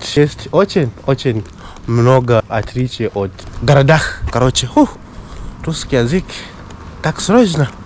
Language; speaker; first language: Russian; non-native, fluent; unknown